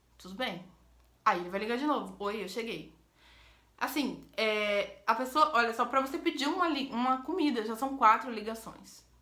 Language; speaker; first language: Portuguese; native; Portuguese